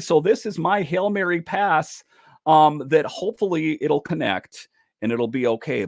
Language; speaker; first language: English; native; English